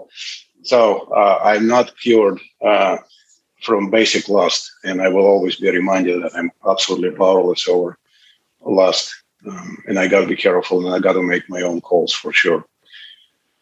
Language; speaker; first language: English; non-native, fluent; Russian